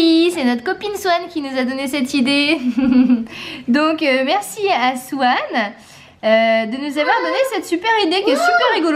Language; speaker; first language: French; native; French